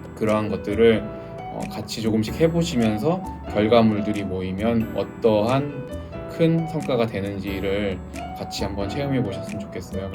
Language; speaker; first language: Korean; native; Korean